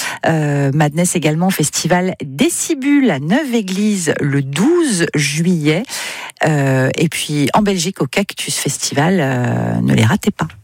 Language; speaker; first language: French; native; French